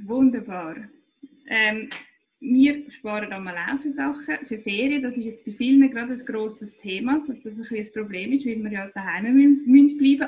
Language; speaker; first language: German; native; German